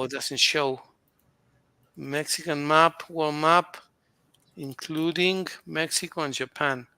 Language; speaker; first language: English; non-native, fluent; Spanish